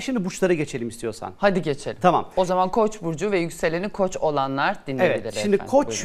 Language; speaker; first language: Turkish; native; Turkish